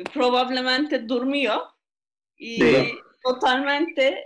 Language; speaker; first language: Spanish; non-native, learner; Turkish